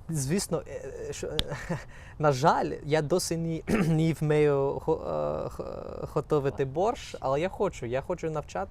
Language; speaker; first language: Ukrainian; non-native, fluent; English